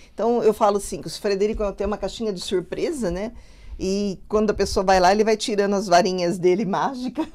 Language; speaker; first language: Portuguese; native; Portuguese